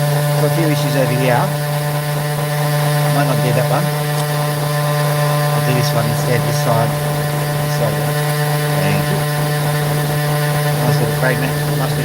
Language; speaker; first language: English; native; English